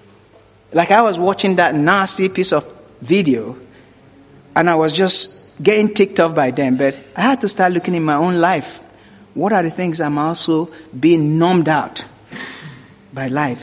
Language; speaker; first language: English; non-native, local second language; Yoruba